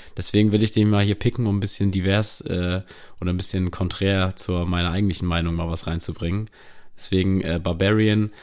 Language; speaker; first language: German; native; German